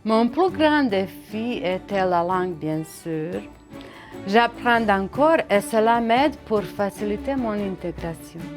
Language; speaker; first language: French; non-native, fluent; Bosnian